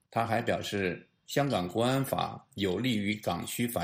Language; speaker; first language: Chinese; native; Chinese